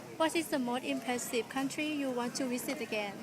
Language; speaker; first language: English; non-native, learner; Thai